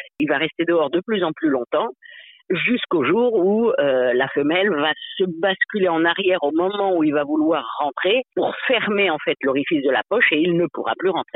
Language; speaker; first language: French; native; French